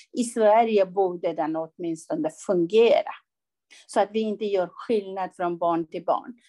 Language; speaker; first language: Swedish; non-native, fluent; Persian